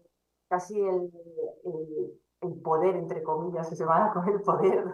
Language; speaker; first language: Spanish; native; Spanish